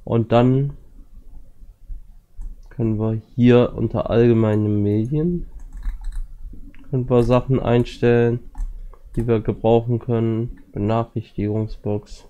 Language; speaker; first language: German; native; German